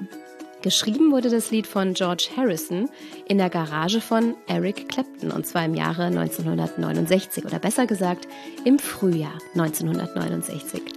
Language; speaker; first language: German; native; German